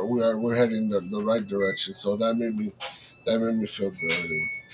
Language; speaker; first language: English; early bilingual, other home language; Spanish